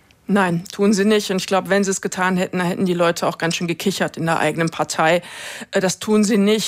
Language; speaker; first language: German; native; German